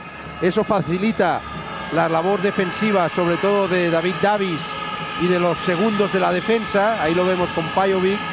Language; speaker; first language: Spanish; native; Spanish